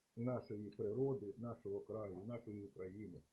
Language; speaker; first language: Ukrainian; native; Ukrainian